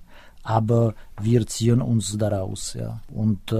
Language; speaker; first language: German; non-native, fluent; Czech